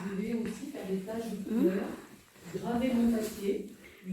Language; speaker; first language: French; native; French